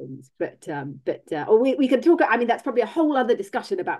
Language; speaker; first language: English; native; English